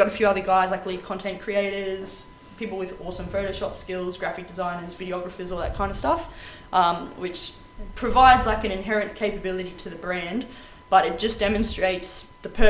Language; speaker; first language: English; native; English